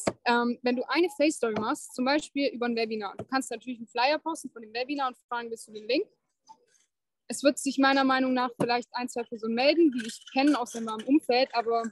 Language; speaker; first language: German; native; German